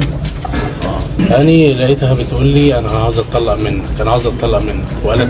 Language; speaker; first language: Arabic; native; Arabic